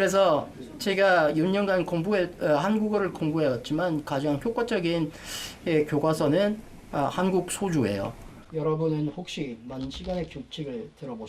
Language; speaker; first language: Korean; non-native, fluent; Japanese